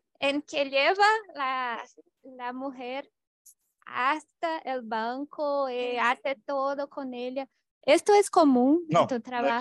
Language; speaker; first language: Spanish; non-native, learner; Portuguese